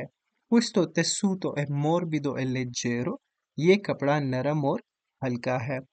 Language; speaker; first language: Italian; non-native, fluent; Urdu